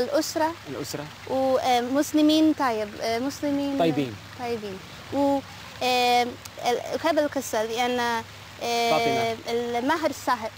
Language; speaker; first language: Arabic; non-native, learner; English